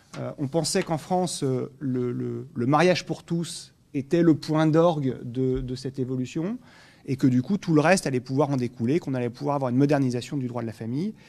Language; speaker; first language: French; native; French